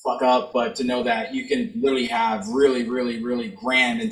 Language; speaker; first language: English; native; English